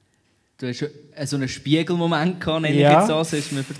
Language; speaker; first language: German; native; German